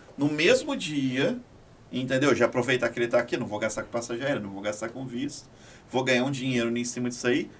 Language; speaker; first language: Portuguese; native; Portuguese